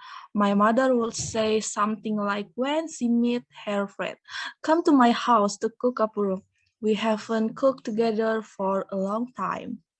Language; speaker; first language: English; non-native, learner; Indonesian